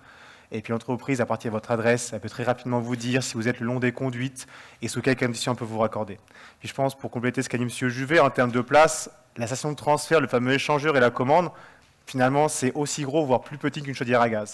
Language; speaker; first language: French; native; French